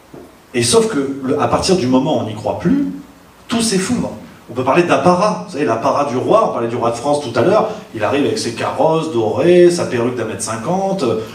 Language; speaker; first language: French; native; French